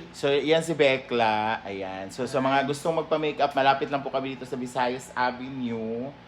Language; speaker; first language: Filipino; native; Filipino